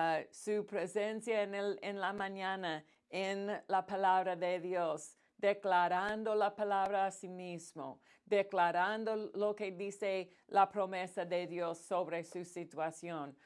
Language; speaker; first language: Spanish; non-native, fluent; English